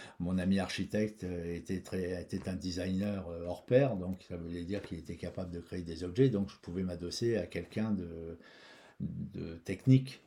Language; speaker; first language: French; native; French